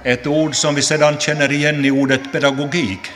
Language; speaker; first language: Swedish; non-native, local second language; Finnish